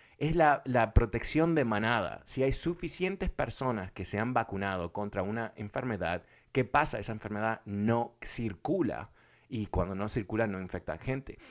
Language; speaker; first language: Spanish; early bilingual, other home language; English